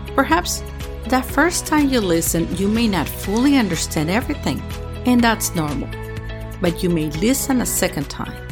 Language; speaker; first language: English; early bilingual, other home language; Spanish